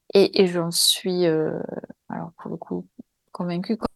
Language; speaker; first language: French; native; French